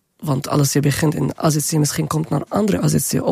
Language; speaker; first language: Dutch; non-native, learner; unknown